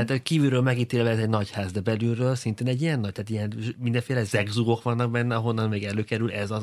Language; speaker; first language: Hungarian; native; Hungarian